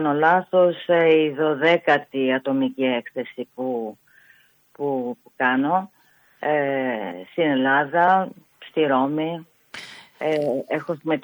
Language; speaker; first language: Greek; non-native, fluent; Italian